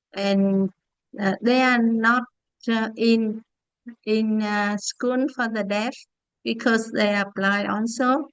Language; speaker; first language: English; non-native, learner; Vietnamese